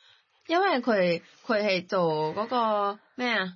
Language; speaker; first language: Cantonese; non-native, learner; Thai